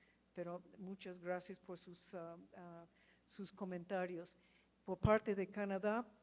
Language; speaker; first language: Spanish; non-native, fluent; English